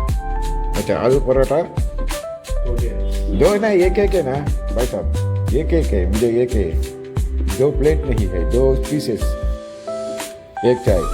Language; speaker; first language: Hindi; non-native, local second language; Telugu